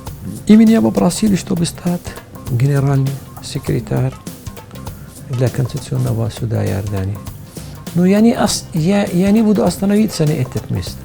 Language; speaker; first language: Russian; non-native, fluent; Arabic